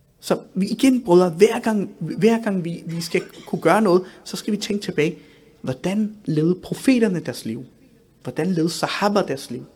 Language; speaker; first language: Danish; early bilingual, other home language; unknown